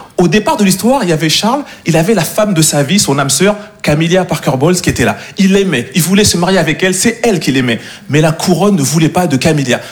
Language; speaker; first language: French; native; French